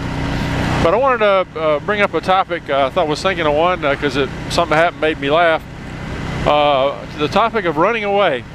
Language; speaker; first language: English; native; English